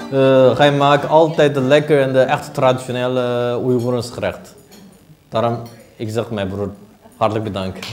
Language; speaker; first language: Dutch; non-native, local second language; Uyghur